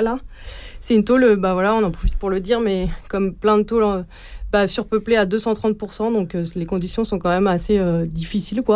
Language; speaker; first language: French; native; French